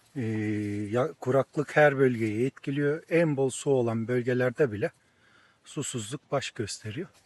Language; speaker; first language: Turkish; native; Turkish